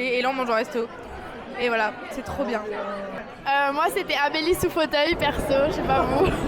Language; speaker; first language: French; native; French